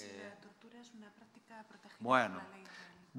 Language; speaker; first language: Spanish; native; Spanish